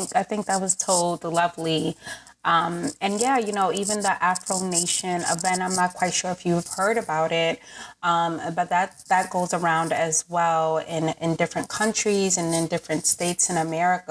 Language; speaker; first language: English; native; English